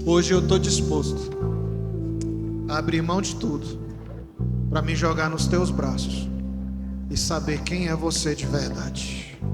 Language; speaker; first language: Portuguese; native; Portuguese